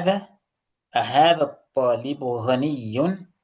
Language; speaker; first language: Arabic; non-native, fluent; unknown